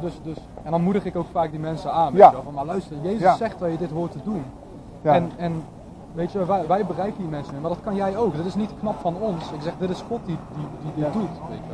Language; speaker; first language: Dutch; native; Dutch